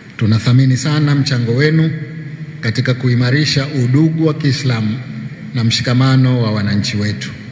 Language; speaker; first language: Swahili; native; Swahili